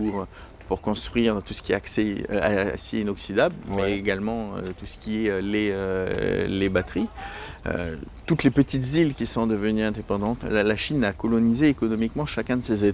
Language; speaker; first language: French; native; French